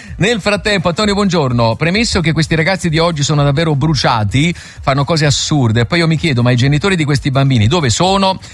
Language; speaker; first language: Italian; native; Italian